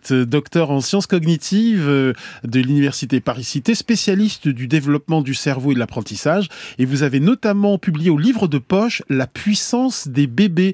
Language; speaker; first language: French; native; French